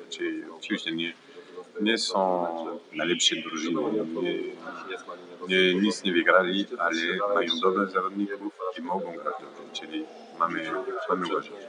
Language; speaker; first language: Polish; non-native, learner; French